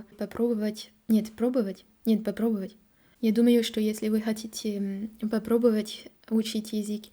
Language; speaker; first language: Russian; non-native, learner; French